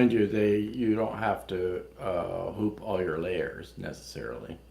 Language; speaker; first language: English; native; English